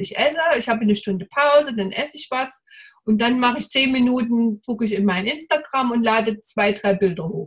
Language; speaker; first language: German; native; German